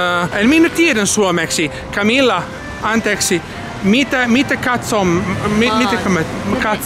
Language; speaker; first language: Finnish; non-native, learner; Italian